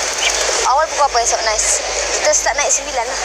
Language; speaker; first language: Indonesian; non-native, local second language; Malay